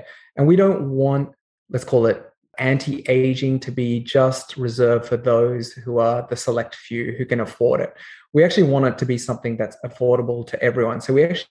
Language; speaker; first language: English; native; English